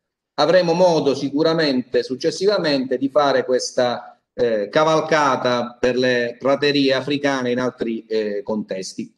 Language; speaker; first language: Italian; native; Italian